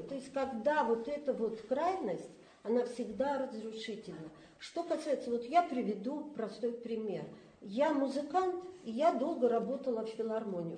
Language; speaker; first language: Russian; native; Russian